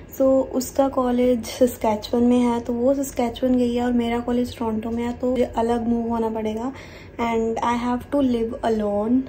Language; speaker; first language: Hindi; non-native, local second language; Punjabi